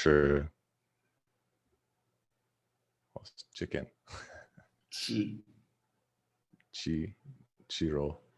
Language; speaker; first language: Chinese; non-native, learner; English